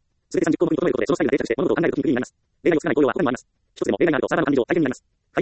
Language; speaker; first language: Japanese; native; Japanese